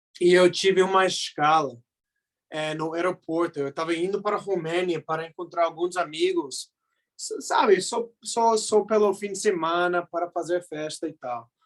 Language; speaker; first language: Portuguese; non-native, fluent; English